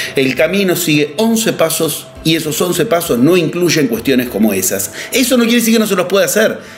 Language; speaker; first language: Spanish; native; Spanish